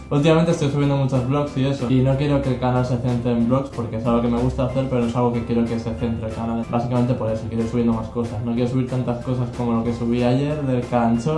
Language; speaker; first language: Spanish; native; Spanish